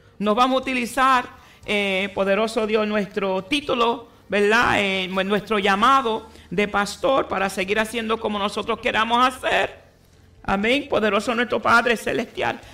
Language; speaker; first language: Spanish; early bilingual, heritage; Spanish